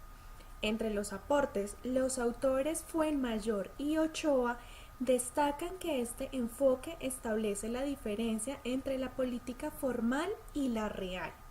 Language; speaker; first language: Spanish; native; Spanish